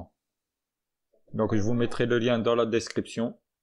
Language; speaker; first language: French; native; French